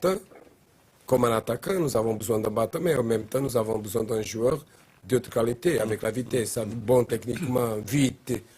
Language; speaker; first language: French; non-native, learner; Portuguese